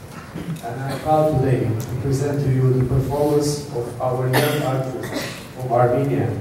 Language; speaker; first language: English; non-native, fluent; Armenian